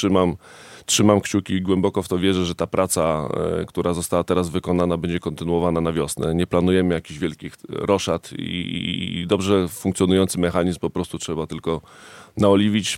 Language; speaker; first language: Polish; native; Polish